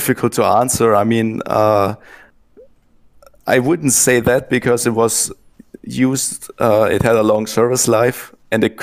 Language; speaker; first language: English; non-native, fluent; German